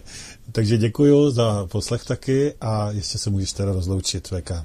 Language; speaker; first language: Czech; native; Czech